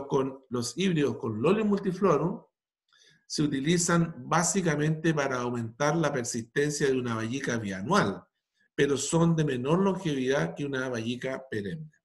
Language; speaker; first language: Spanish; native; Spanish